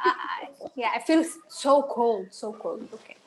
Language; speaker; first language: English; non-native, learner; Arabic